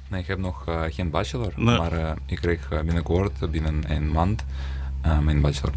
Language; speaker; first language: Dutch; non-native, fluent; Ukrainian